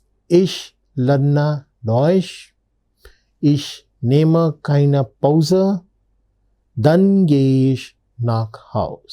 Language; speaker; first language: German; non-native, learner; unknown